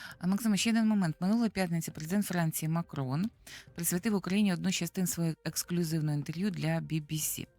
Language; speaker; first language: Ukrainian; native; Ukrainian